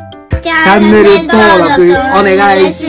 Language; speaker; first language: Japanese; native; Japanese